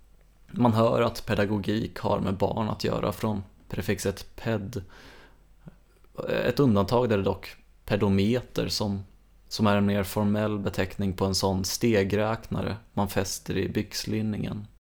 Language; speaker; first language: Swedish; native; Swedish